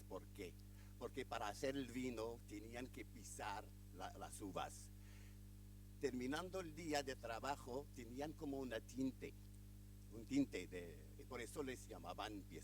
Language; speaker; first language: Spanish; non-native, fluent; Arabic